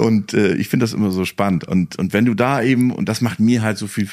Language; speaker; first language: German; native; German